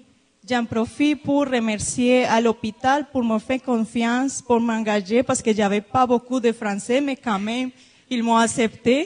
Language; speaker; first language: French; non-native, fluent; Spanish